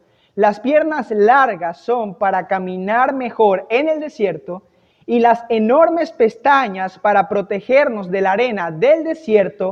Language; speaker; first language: Spanish; native; Spanish